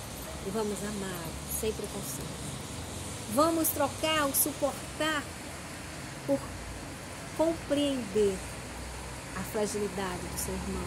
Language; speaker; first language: Portuguese; native; Portuguese